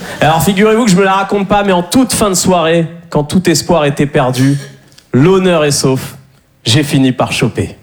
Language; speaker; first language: French; native; French